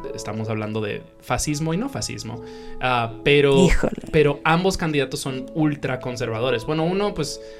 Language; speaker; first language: Spanish; native; Spanish